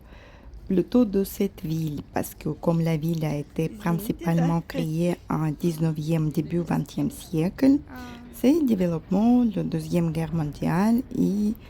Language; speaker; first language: French; non-native, fluent; Russian